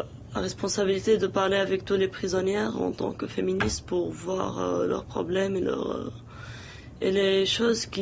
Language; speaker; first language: French; non-native, local second language; Arabic